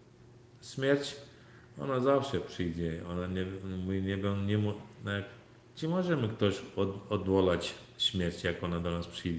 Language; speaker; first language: Polish; non-native, learner; Turkmen